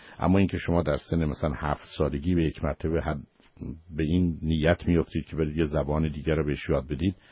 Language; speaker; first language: Persian; native; Persian